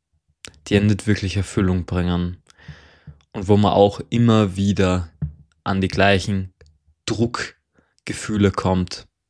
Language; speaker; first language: German; native; German